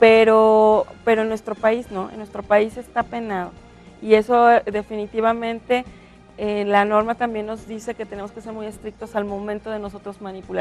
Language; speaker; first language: Spanish; native; Spanish